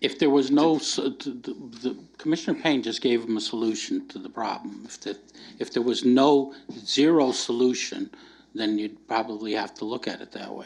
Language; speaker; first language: English; native; English